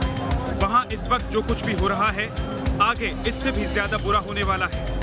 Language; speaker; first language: Hindi; native; Hindi